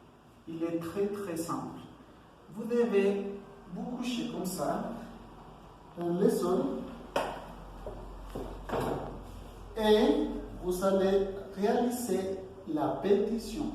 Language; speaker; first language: French; non-native, learner; Spanish